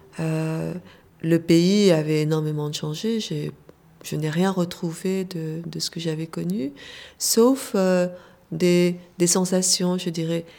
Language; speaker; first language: French; early bilingual, other home language; Korean